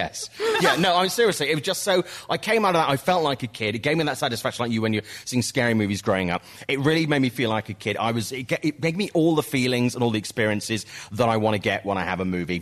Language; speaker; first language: English; native; English